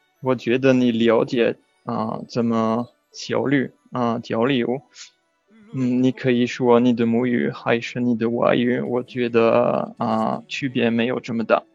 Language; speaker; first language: Chinese; non-native, learner; French